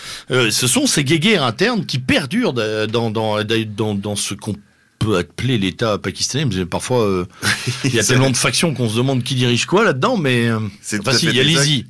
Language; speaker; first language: French; native; French